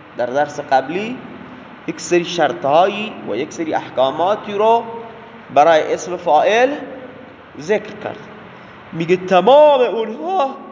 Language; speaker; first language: Persian; non-native, local second language; Baluchi